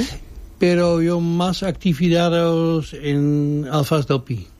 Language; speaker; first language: Spanish; non-native, learner; Dutch